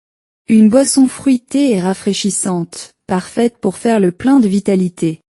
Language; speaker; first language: French; non-native, learner; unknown